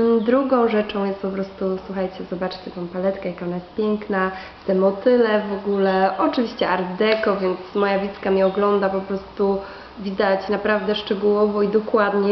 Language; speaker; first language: Polish; native; Polish